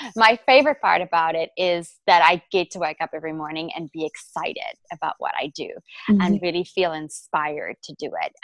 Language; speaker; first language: English; non-native, local second language; Afrikaans